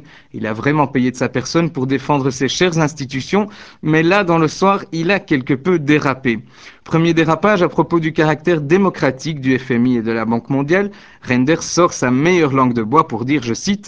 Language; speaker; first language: French; native; French